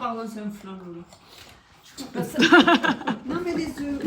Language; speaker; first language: French; native; French